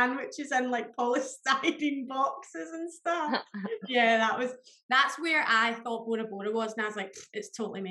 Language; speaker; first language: English; native; English